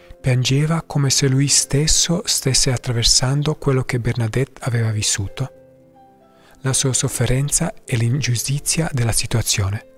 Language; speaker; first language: Italian; non-native, fluent; English